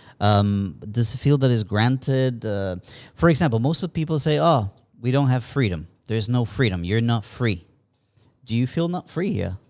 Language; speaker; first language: English; non-native, fluent; Spanish